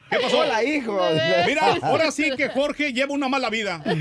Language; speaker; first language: Spanish; native; Spanish